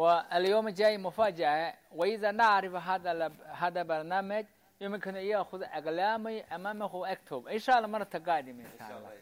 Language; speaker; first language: Arabic; non-native, learner; Chinese